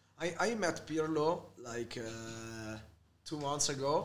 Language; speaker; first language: English; non-native, fluent; Italian